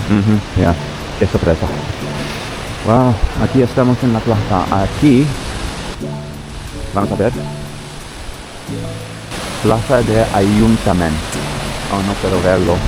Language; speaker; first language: Spanish; non-native, learner; English